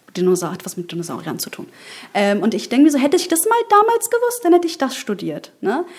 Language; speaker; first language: German; early bilingual, other home language; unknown